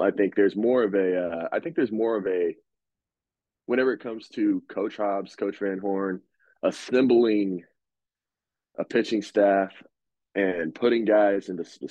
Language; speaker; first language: English; native; English